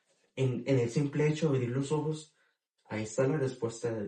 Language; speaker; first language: Spanish; native; Spanish